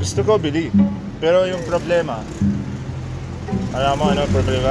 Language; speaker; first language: Filipino; non-native, learner; Arabic